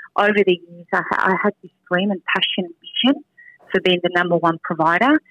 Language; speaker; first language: English; early bilingual, other home language; Spanish